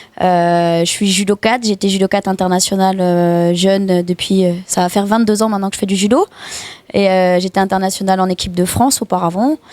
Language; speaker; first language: French; native; French